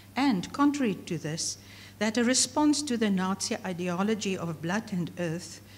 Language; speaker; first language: English; non-native, local second language; Afrikaans